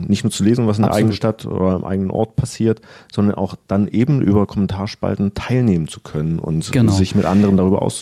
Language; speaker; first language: German; native; German